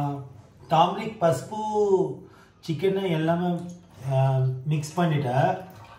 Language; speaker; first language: Tamil; non-native, learner; Telugu